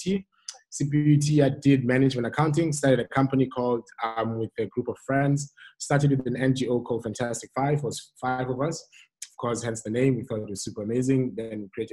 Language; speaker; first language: English; non-native, local second language; Xhosa